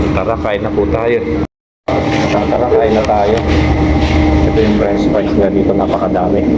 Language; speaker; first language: Filipino; non-native, local second language; Pampanga